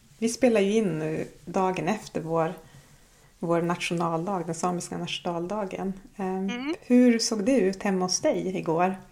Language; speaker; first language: Swedish; native; Swedish